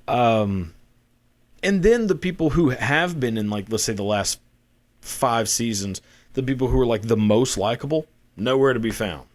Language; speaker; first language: English; native; English